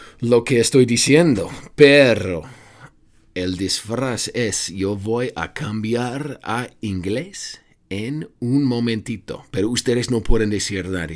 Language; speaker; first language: Spanish; non-native, fluent; English